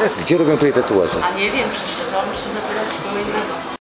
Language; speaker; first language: Polish; native; Polish